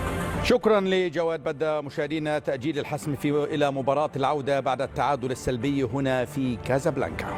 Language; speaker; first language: Arabic; native; Arabic